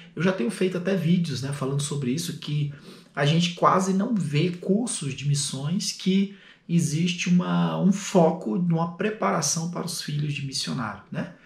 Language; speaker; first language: Portuguese; native; Portuguese